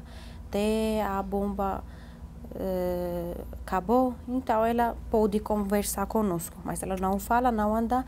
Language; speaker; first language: Portuguese; non-native, learner; Arabic